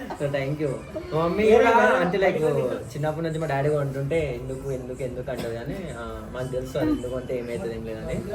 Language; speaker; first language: Telugu; non-native, local second language; Marathi